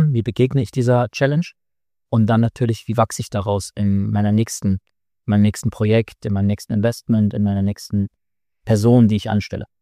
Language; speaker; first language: German; native; German